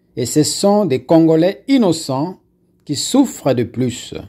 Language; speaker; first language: French; non-native, local second language; Lingala